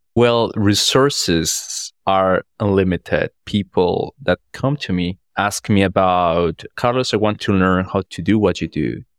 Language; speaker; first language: English; non-native, fluent; Spanish